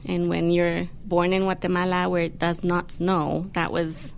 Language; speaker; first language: English; non-native, fluent; Spanish